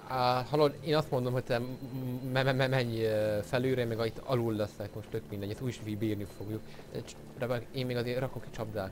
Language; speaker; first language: Hungarian; native; Hungarian